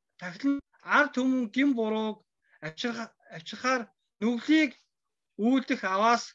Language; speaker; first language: Mongolian; non-native, fluent; Korean